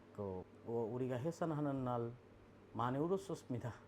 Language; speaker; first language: Korean; non-native, learner; Bangla